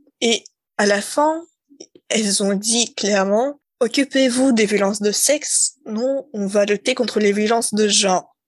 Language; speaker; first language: French; non-native, fluent; Russian